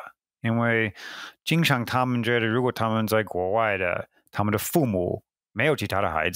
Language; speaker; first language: Chinese; non-native, fluent; English